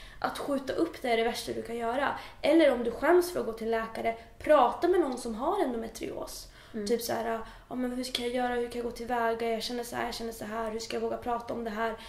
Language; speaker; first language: Swedish; early bilingual, other home language; Persian